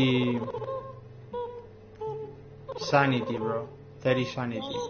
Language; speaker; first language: English; non-native, learner; Romanian